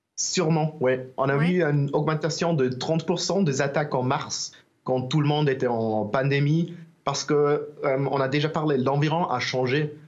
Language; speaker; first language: French; non-native, learner; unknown